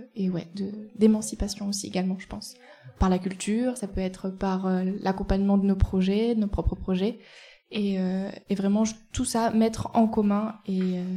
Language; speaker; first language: French; native; French